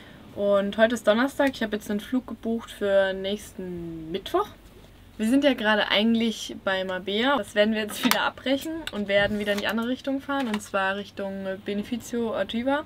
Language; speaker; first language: German; native; German